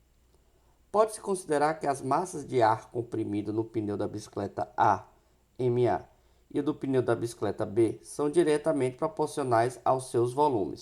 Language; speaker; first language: Portuguese; native; Portuguese